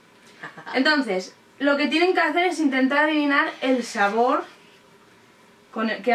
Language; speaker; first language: Spanish; native; Spanish